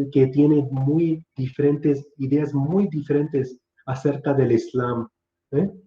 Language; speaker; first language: Spanish; non-native, fluent; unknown